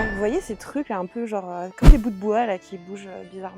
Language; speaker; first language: French; native; French